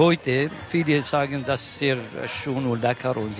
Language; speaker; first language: German; non-native, learner; Kurdish